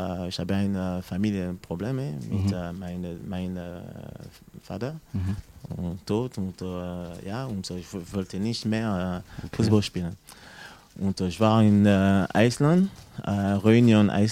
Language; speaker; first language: German; non-native, learner; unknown